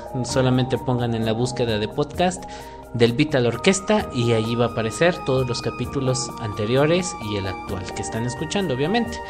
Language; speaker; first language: Spanish; native; Spanish